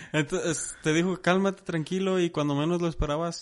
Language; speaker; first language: Spanish; native; Spanish